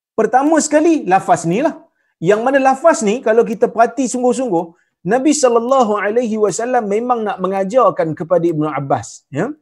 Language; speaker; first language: Malay; native; Malay